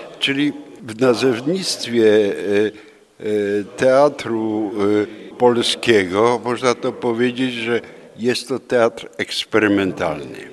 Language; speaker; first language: Polish; native; Polish